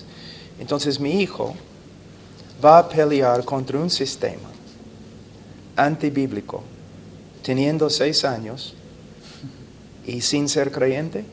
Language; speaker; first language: Spanish; non-native, fluent; English